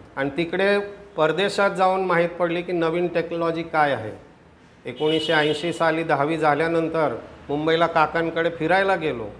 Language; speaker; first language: Marathi; non-native, local second language; Gujarati